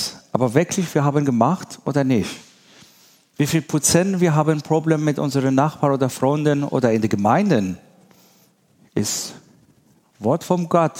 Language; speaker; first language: German; non-native, learner; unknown